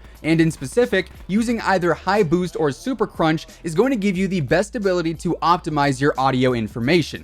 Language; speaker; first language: English; native; English